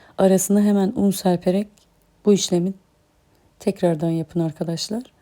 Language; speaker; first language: Turkish; native; Turkish